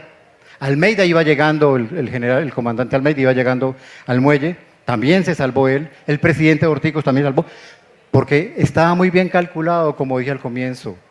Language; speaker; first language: Spanish; native; Spanish